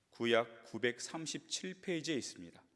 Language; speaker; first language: Korean; native; Korean